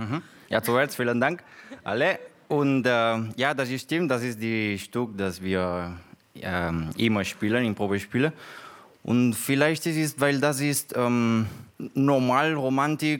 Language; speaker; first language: German; non-native, learner; Spanish